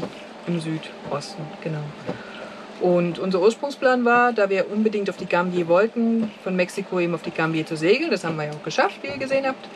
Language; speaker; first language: German; native; German